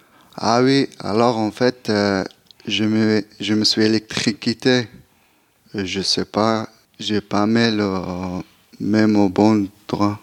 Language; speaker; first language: French; non-native, learner; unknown